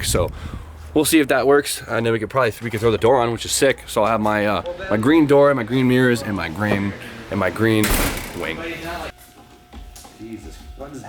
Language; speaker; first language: English; native; English